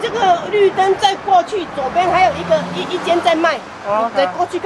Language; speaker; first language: Chinese; native; Chinese